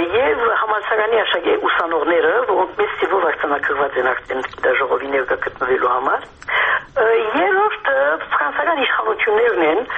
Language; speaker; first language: Armenian; early bilingual, heritage; Armenian